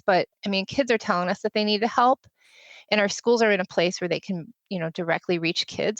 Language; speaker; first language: English; native; English